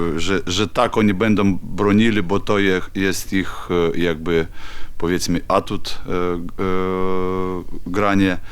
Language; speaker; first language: Polish; non-native, learner; Ukrainian